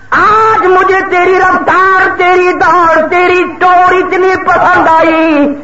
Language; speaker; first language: Urdu; non-native, local second language; Saraiki